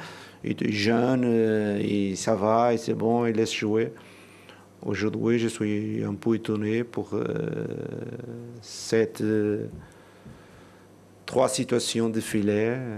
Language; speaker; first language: French; non-native, learner; Portuguese